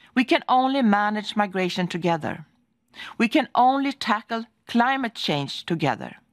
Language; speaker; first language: English; non-native, fluent; Swedish